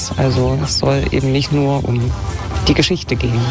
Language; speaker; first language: German; native; German